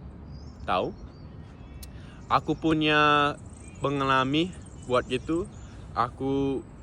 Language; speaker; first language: Indonesian; non-native, fluent; English